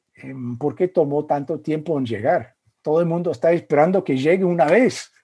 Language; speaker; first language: Spanish; non-native, fluent; English